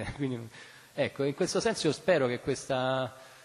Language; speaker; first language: Italian; native; Italian